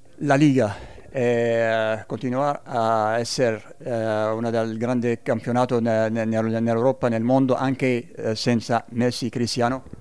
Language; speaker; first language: Spanish; non-native, learner; Arabic